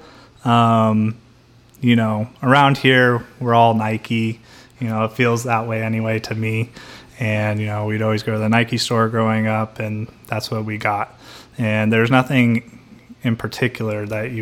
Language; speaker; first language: English; native; English